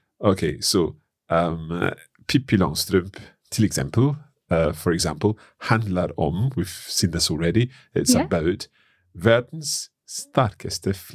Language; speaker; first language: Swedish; non-native, learner; English